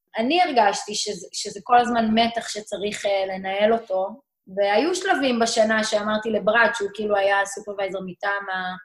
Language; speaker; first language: Hebrew; native; Hebrew